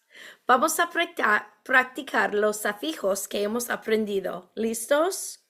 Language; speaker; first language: Spanish; non-native, fluent; English